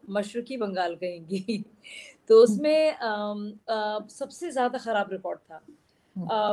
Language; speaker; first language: Hindi; native; Hindi